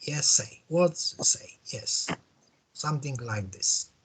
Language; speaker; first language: English; non-native, learner; Polish